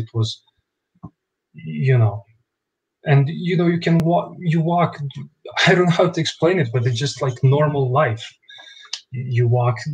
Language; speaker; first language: English; non-native, fluent; Bosnian